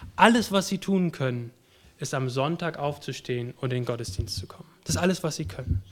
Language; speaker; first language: German; native; German